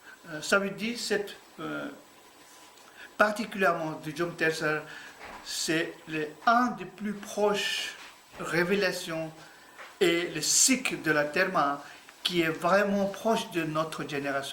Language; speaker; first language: French; non-native, learner; Tibetan